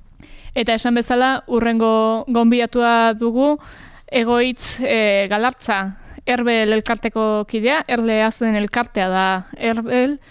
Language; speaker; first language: Basque; native; Basque